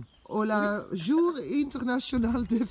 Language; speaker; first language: French; non-native, learner; Dutch